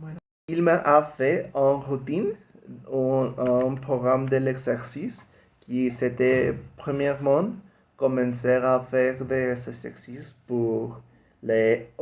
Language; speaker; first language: French; non-native, learner; Spanish